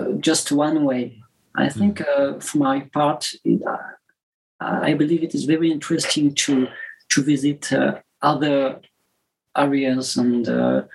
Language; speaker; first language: English; non-native, learner; French